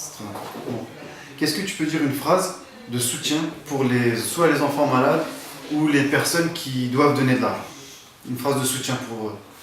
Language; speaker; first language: French; native; French